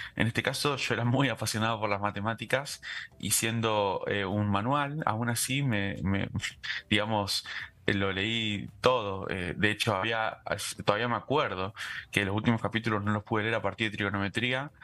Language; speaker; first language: Spanish; native; Spanish